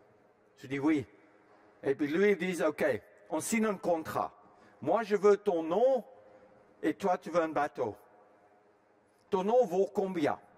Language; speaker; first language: French; non-native, fluent; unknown